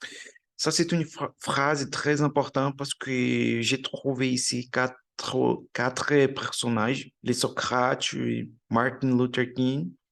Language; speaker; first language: French; non-native, learner; Portuguese